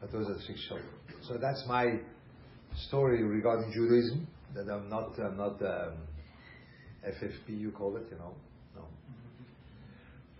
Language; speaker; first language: English; non-native, fluent; German